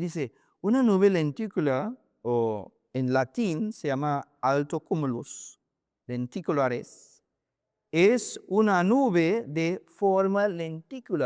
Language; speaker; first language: Spanish; non-native, learner; English